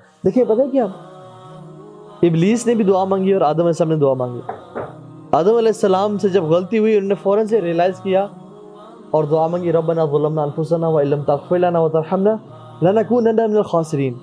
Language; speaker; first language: Urdu; native; Urdu